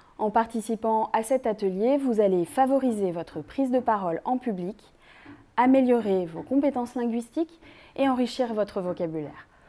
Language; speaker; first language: French; native; French